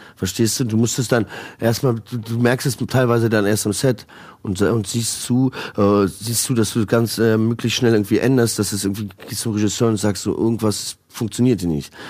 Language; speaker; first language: German; early bilingual, other home language; Croatian